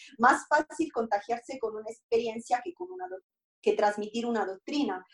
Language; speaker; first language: Spanish; non-native, fluent; Italian